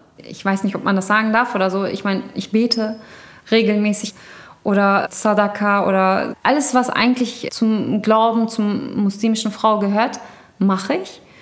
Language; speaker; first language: German; early bilingual, other home language; Turkish